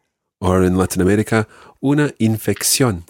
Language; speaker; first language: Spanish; non-native, fluent; English